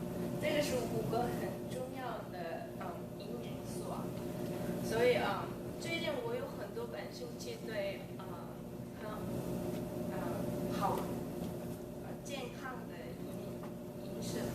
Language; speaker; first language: Chinese; non-native, learner; English